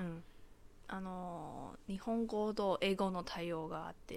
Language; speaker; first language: Japanese; non-native, fluent; Chinese